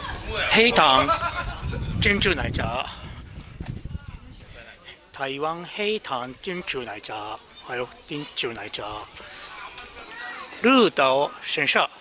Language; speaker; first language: Chinese; non-native, learner; Japanese